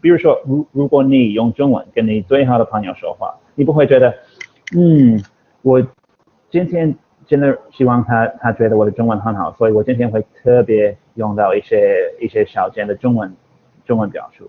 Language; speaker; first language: Chinese; non-native, fluent; English